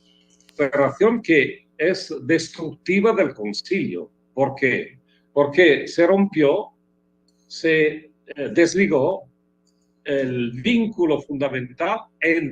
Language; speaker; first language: Spanish; non-native, fluent; Italian